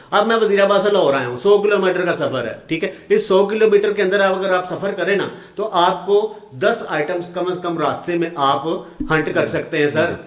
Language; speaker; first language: Urdu; non-native, local second language; Punjabi